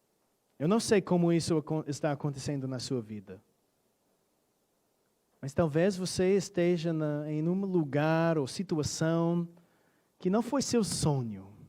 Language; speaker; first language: Portuguese; non-native, fluent; English